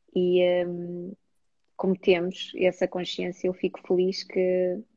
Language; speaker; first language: Portuguese; native; Portuguese